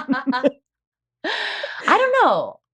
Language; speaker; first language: English; native; English